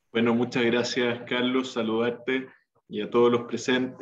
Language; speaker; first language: Spanish; native; Spanish